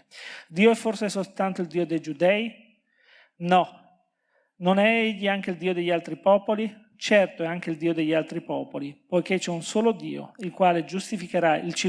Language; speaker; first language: Italian; native; Italian